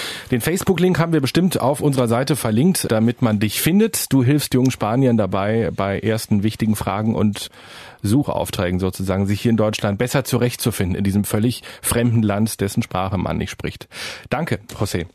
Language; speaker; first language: German; native; German